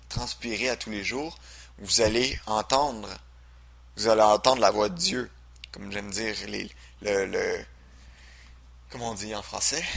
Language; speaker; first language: French; native; French